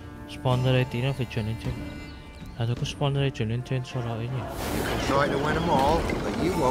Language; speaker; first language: Vietnamese; native; Vietnamese